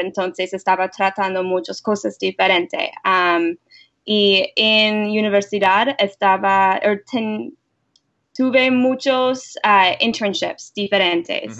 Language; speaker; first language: Spanish; non-native, learner; English